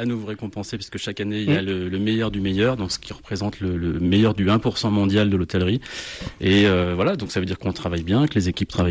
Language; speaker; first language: French; native; French